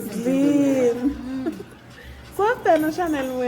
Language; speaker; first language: Portuguese; non-native, learner; Haitian Creole